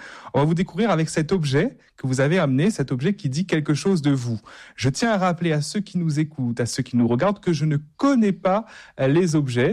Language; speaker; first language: French; native; French